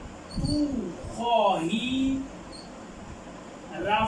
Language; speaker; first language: Persian; non-native, fluent; Urdu